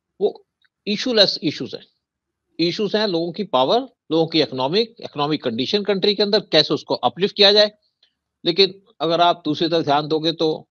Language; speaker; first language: Hindi; native; Hindi